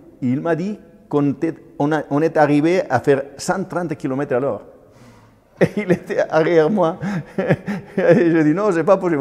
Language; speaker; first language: French; non-native, fluent; Spanish